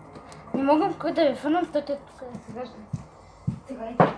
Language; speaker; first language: Bulgarian; early bilingual, heritage; Bulgarian